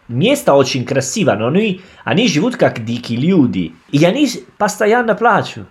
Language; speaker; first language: Russian; non-native, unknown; Italian